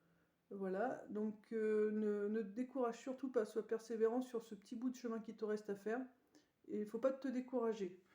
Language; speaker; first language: French; native; French